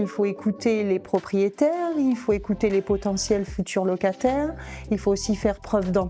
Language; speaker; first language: French; native; French